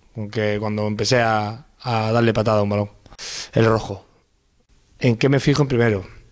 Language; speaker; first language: Spanish; native; Spanish